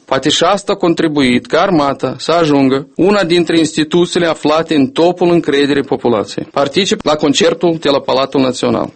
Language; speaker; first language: Romanian; non-native, local second language; Russian